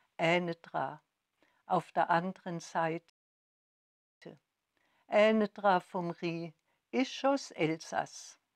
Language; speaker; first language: German; native; German